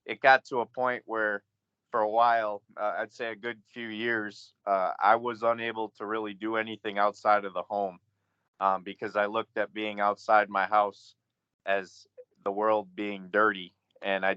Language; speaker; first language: English; native; English